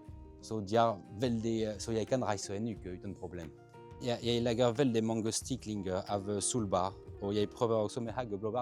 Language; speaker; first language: Norwegian; non-native, fluent; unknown